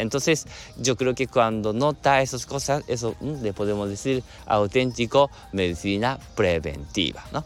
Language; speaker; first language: Spanish; non-native, learner; Japanese